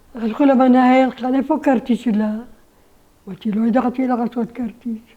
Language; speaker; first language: Hebrew; non-native, learner; Arabic